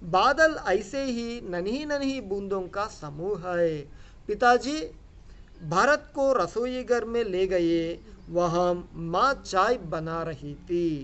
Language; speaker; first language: Hindi; non-native, local second language; Telugu